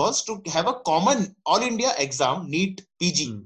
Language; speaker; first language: English; non-native, local second language; Gujarati